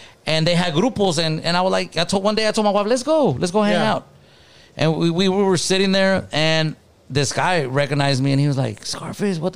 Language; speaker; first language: English; early bilingual, other home language; Spanish